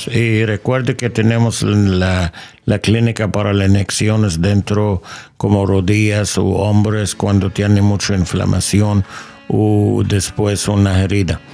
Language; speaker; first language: Spanish; non-native, learner; English